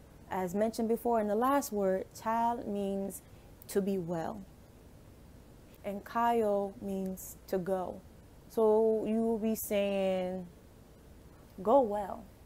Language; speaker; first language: English; native; English